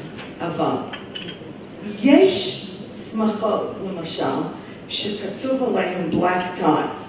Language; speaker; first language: Hebrew; non-native, fluent; English